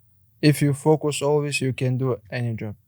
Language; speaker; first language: English; non-native, learner; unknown